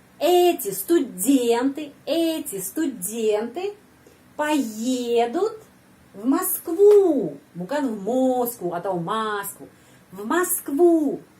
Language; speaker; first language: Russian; non-native, fluent; Indonesian